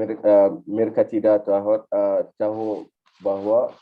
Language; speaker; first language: Indonesian; non-native, learner; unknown